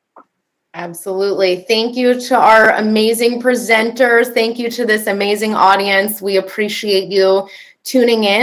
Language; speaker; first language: English; native; English